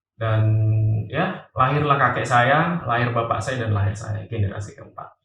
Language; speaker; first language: Indonesian; native; Indonesian